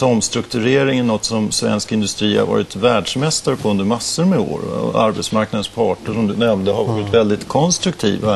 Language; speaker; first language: Swedish; native; Swedish